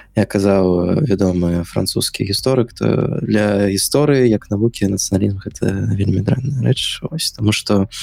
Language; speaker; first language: Belarusian; non-native, local second language; Russian